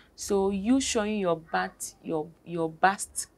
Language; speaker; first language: English; non-native, local second language; Akan